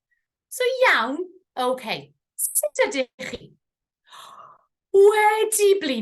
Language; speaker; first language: Welsh; non-native, fluent; English